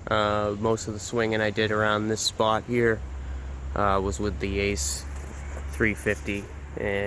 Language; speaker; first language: English; native; English